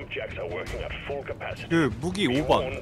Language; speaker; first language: Korean; native; Korean